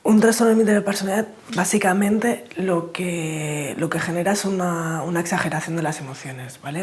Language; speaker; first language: Spanish; native; Spanish